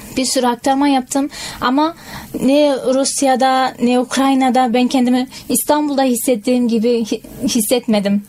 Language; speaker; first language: Turkish; non-native, fluent; Kazakh